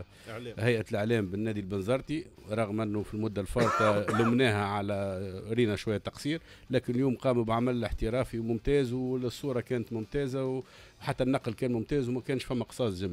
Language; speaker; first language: Arabic; native; Arabic